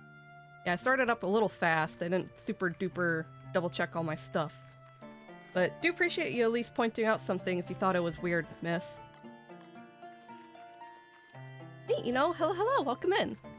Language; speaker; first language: English; native; English